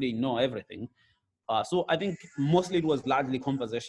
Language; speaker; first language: English; non-native, local second language; Shona